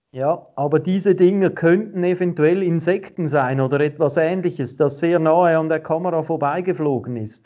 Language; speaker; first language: German; native; German